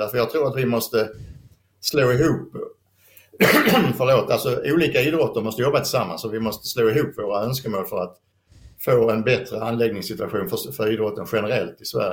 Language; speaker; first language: Swedish; native; Swedish